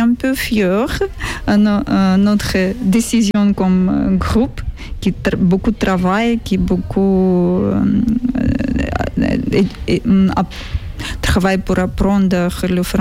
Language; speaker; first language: French; non-native, learner; Ukrainian